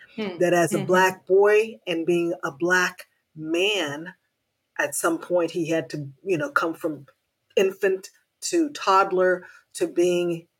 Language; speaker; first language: English; native; English